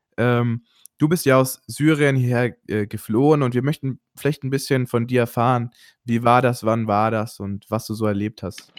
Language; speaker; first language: German; native; German